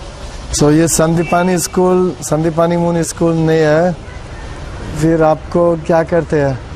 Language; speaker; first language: Hindi; non-native, learner; English